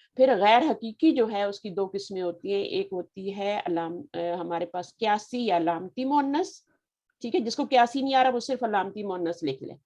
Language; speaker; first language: Urdu; native; Urdu